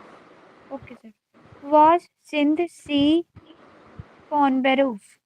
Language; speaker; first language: German; non-native, learner; Hindi